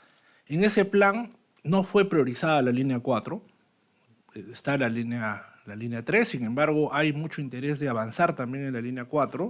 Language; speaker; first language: Spanish; native; Spanish